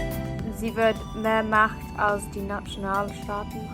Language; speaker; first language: German; non-native, learner; English